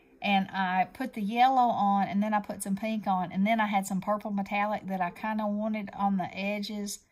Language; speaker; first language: English; native; English